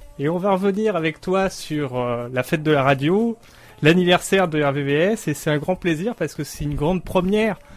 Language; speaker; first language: French; native; French